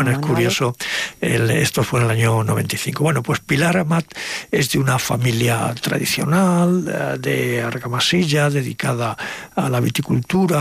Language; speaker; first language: Spanish; native; Spanish